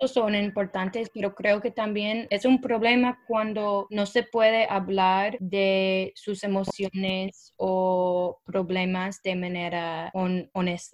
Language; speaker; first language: Spanish; non-native, fluent; English